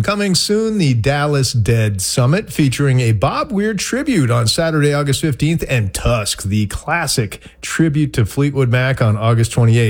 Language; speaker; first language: English; native; English